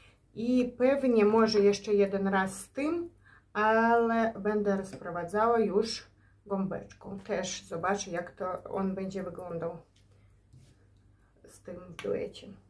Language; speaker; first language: Polish; non-native, learner; Ukrainian